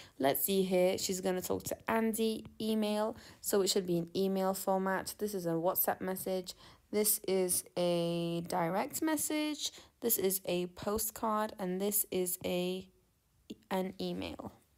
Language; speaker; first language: English; non-native, fluent; Turkish